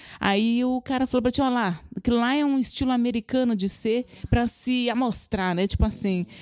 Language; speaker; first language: Portuguese; native; Portuguese